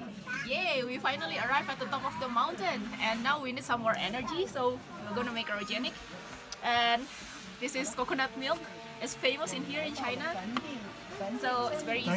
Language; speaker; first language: English; non-native, fluent; Indonesian